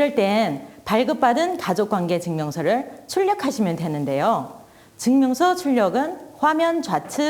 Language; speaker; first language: Korean; non-native, fluent; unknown